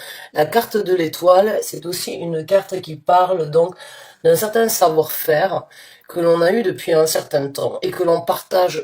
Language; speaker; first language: French; native; French